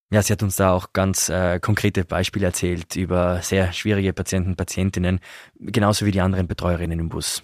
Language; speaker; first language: German; native; German